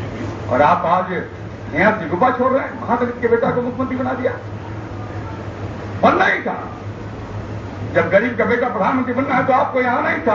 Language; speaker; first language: Hindi; native; Hindi